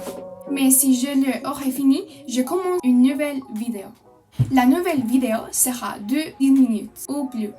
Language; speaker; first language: French; non-native, learner; Spanish